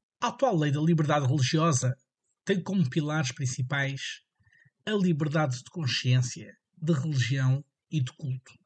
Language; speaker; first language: Portuguese; native; Portuguese